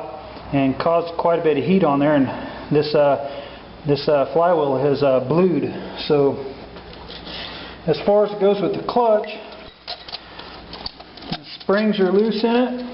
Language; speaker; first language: English; native; English